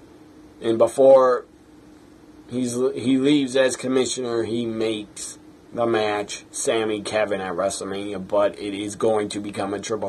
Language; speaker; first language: English; native; English